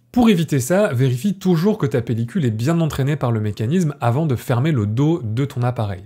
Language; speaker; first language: French; native; French